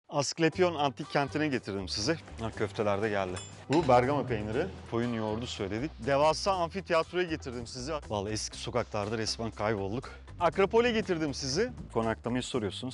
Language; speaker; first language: Turkish; native; Turkish